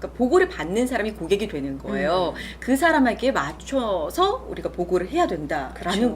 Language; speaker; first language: Korean; native; Korean